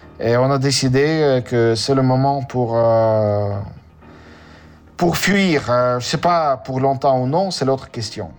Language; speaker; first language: French; non-native, learner; Russian